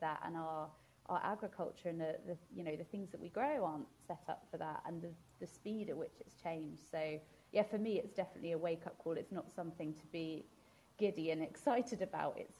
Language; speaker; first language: English; native; English